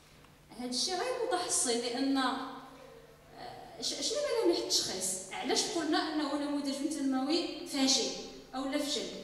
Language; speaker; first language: Arabic; native; Arabic